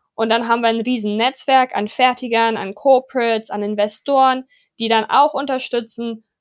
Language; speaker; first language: German; non-native, fluent; English